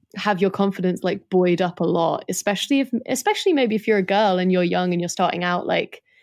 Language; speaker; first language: English; native; English